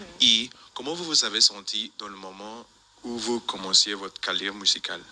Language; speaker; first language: French; non-native, fluent; Spanish